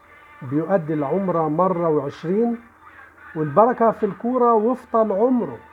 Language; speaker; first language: Arabic; native; Arabic